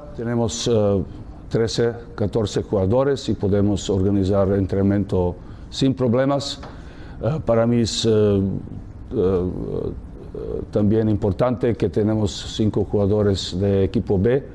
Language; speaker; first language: Spanish; non-native, learner; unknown